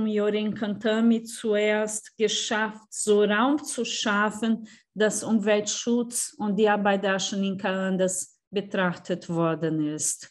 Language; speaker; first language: German; non-native, fluent; Portuguese